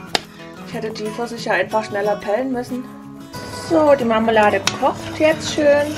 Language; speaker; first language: German; native; German